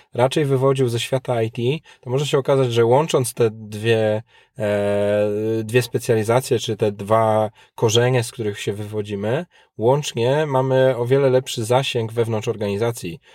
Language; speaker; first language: Polish; native; Polish